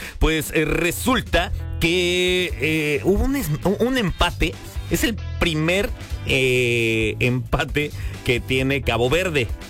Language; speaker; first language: Spanish; native; Spanish